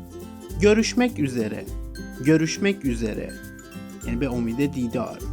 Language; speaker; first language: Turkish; non-native, fluent; Persian